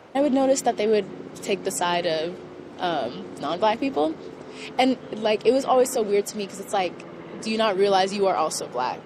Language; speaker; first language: English; native; English